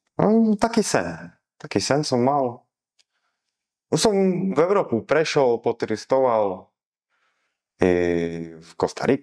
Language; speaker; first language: Russian; non-native, learner; Slovak